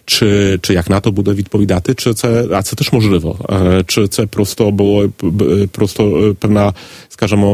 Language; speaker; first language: Polish; non-native, learner; Ukrainian